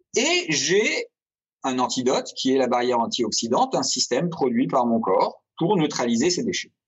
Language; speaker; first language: French; native; French